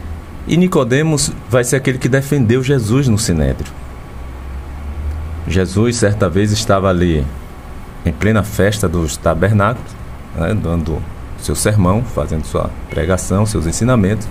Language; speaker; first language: Portuguese; native; Portuguese